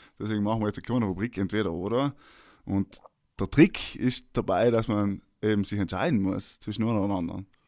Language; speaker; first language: German; native; German